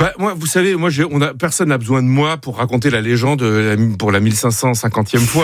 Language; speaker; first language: French; native; French